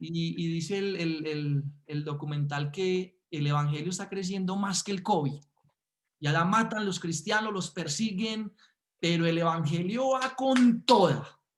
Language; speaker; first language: Spanish; native; Spanish